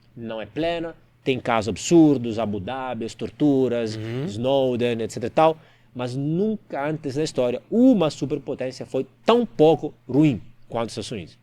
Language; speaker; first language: Portuguese; non-native, fluent; Italian